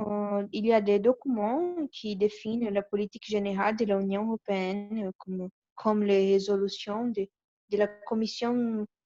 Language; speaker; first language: French; non-native, learner; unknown